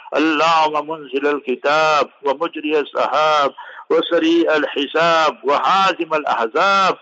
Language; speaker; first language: Arabic; non-native, fluent; English